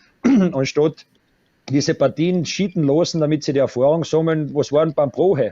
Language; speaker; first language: German; native; German